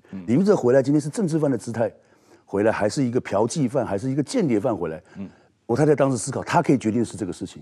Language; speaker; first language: Chinese; native; Chinese